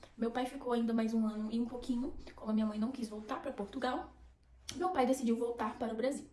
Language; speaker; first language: Portuguese; native; Portuguese